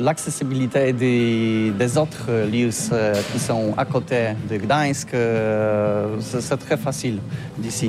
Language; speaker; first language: French; non-native, learner; Polish